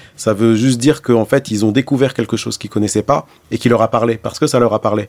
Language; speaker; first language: French; non-native, local second language; Arabic